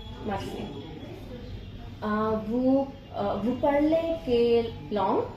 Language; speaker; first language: French; non-native, learner; Bangla